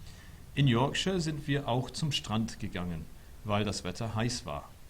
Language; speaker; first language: German; non-native, fluent; English